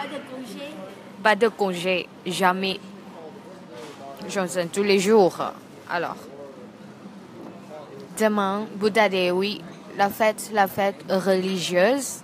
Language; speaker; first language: French; non-native, learner; Thai